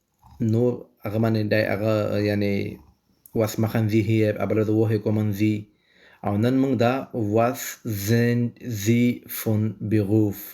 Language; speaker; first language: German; non-native, fluent; Pashto